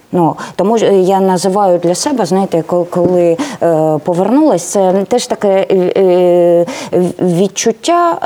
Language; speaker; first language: Ukrainian; non-native, local second language; Russian